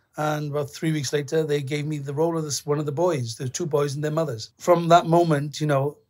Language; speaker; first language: English; native; English